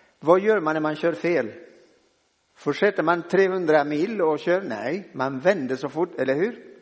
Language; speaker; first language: Swedish; non-native, fluent; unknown